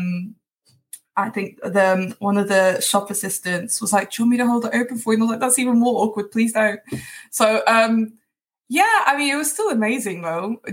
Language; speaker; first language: English; early bilingual, other home language; Portuguese